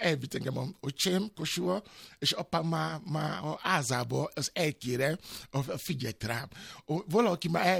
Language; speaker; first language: Hungarian; non-native, learner; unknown